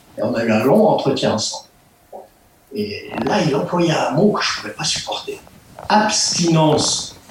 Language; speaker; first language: French; native; French